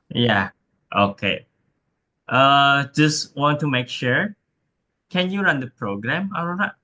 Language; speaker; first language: English; non-native, learner; Indonesian